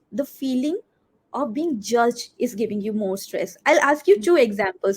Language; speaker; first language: English; non-native, local second language; Hindi